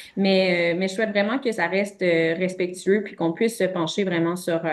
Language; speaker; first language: French; native; French